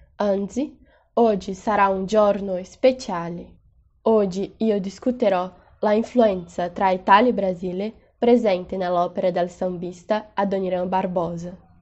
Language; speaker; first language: Italian; non-native, learner; Portuguese